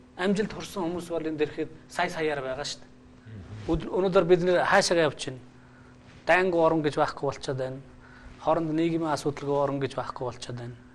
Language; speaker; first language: Mongolian; non-native, fluent; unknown